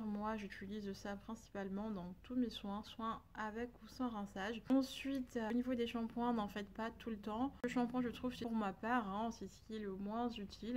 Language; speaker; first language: French; native; French